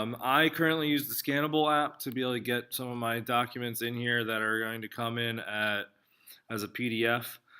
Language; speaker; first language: English; native; English